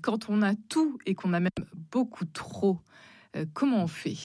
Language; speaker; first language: French; native; French